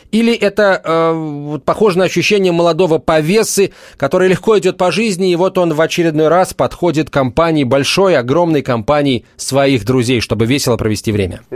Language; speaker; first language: Russian; native; Russian